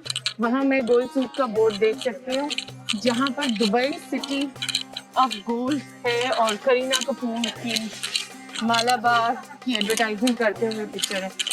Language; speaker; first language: Hindi; native; Hindi